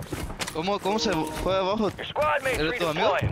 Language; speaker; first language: Spanish; early bilingual, heritage; English